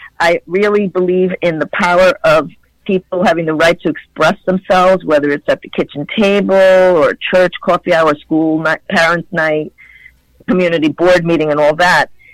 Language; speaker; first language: English; early bilingual, other home language; Spanish